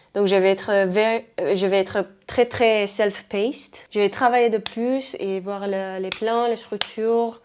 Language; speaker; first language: French; non-native, fluent; Spanish